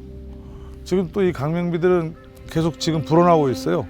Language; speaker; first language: Korean; native; Korean